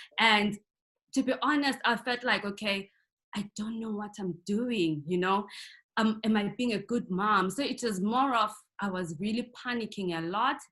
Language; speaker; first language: English; non-native, local second language; North Ndebele